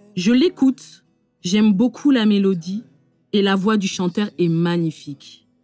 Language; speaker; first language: French; native; French